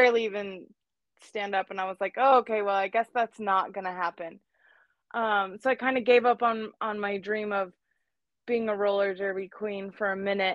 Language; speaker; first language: English; native; English